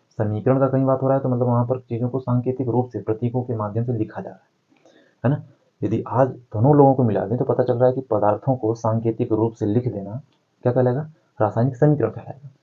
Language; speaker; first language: Hindi; native; Hindi